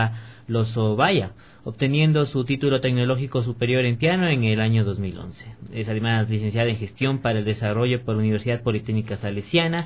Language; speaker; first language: Spanish; native; Spanish